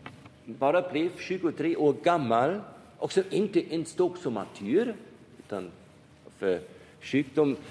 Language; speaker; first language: Swedish; non-native, fluent; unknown